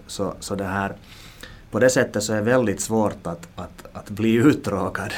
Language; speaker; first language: Swedish; native; Swedish